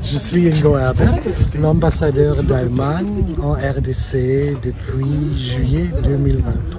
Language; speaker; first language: French; non-native, fluent; German